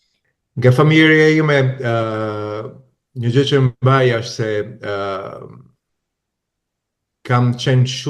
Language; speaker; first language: Albanian; non-native, fluent; Italian